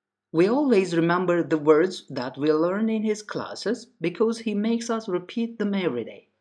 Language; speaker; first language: English; non-native, fluent; Turkish